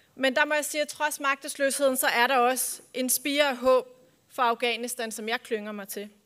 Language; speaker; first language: Danish; native; Danish